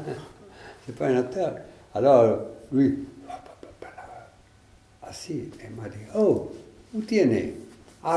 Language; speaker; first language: French; non-native, learner; Italian